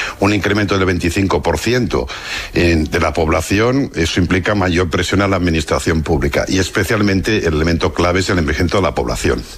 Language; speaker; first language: Spanish; non-native, local second language; Catalan